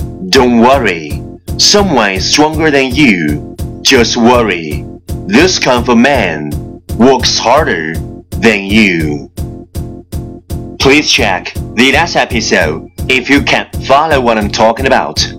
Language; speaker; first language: English; non-native, fluent; Chinese